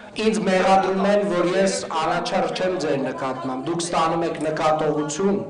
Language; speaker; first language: Armenian; native; Armenian